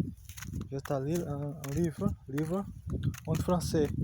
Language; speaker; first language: French; non-native, learner; Portuguese